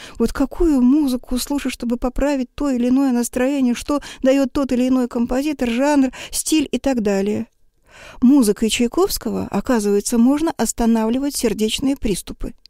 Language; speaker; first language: Russian; native; Russian